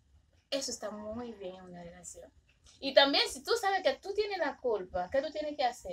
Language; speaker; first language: Spanish; early bilingual, other home language; Haitian Creole